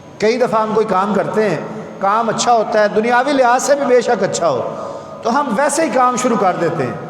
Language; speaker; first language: Urdu; non-native, local second language; Punjabi